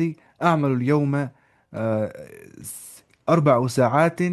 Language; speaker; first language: Arabic; non-native, fluent; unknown